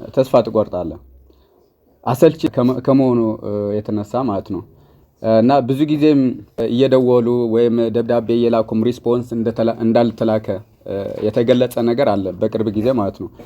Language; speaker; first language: Amharic; non-native, local second language; Tigrinya